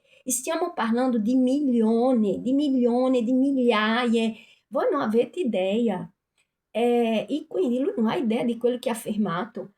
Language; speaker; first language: Italian; non-native, fluent; Portuguese